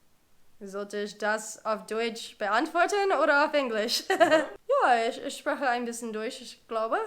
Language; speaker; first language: German; non-native, learner; English